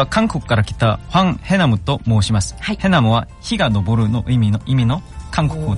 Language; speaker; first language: Japanese; non-native, learner; Korean